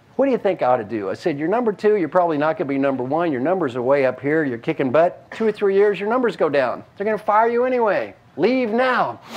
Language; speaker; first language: English; native; English